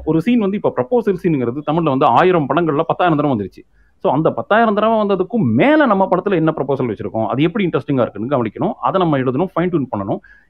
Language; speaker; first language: Tamil; native; Tamil